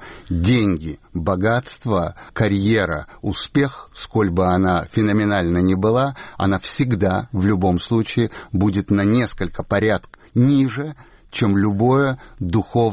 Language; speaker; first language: Russian; native; Russian